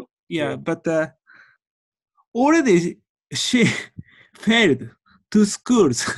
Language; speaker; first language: English; non-native, learner; Japanese